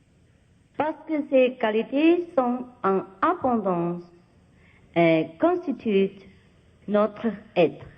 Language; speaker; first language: French; non-native, fluent; Vietnamese